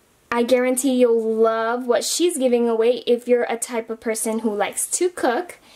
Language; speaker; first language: English; early bilingual, other home language; Spanish